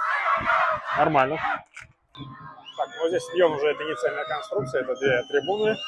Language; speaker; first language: Russian; native; Russian